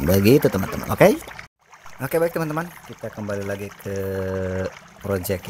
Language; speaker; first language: Indonesian; native; Indonesian